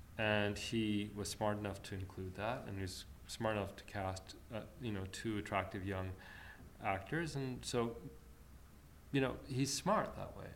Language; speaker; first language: English; early bilingual, other home language; Armenian